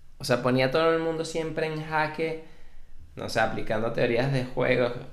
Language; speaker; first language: Spanish; native; Spanish